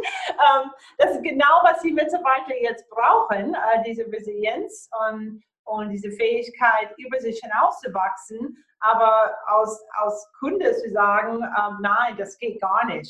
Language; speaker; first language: German; non-native, fluent; English